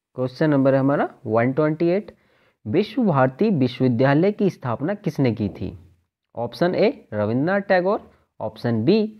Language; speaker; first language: Hindi; native; Hindi